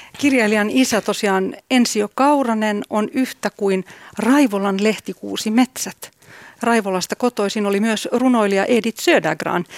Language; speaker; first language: Finnish; native; Finnish